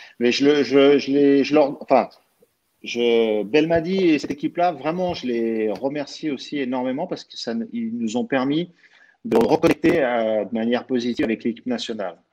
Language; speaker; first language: French; early bilingual, other home language; Arabic